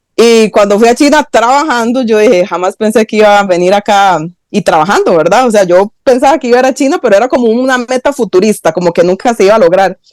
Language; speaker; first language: Spanish; native; Spanish